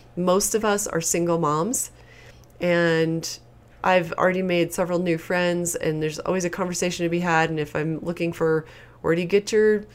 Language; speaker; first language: English; native; English